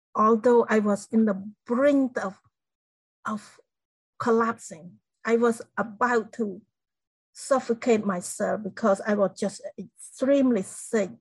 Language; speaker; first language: English; non-native, fluent; Khmer